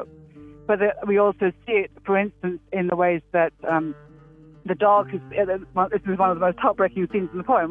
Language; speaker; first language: English; native; English